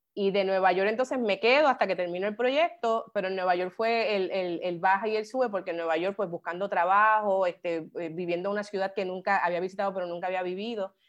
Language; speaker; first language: Spanish; native; Spanish